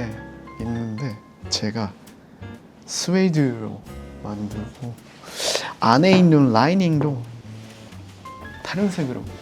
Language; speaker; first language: Korean; non-native, fluent; Japanese